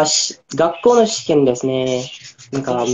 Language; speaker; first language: Japanese; non-native, learner; English